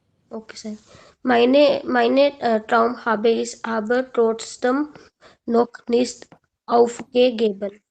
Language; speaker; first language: German; non-native, learner; Hindi